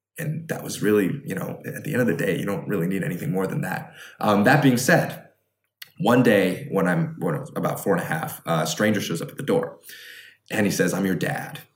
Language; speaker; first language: English; early bilingual, other home language; Chinese